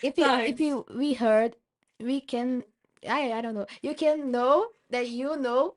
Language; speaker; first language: English; non-native, learner; Portuguese